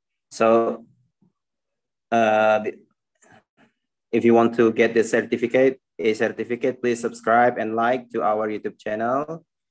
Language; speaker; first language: English; non-native, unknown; Indonesian